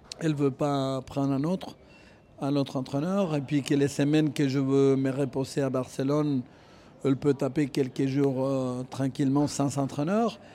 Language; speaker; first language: French; non-native, fluent; Spanish